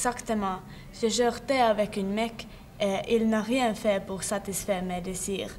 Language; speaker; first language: French; non-native, learner; Finnish